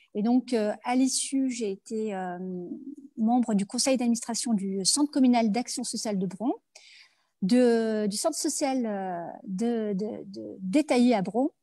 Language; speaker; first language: French; native; French